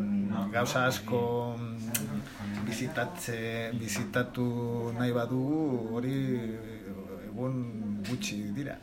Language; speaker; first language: Basque; non-native, learner; Spanish